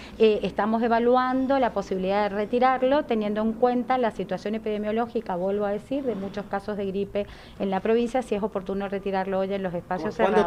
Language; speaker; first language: Spanish; native; Spanish